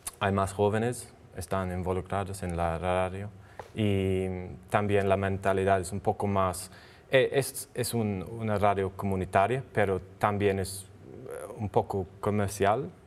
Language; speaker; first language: Spanish; non-native, learner; English